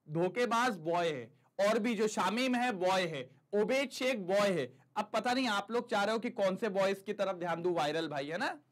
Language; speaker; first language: Hindi; native; Hindi